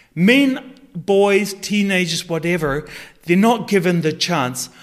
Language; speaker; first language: English; native; English